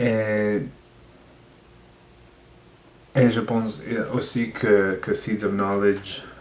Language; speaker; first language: French; non-native, learner; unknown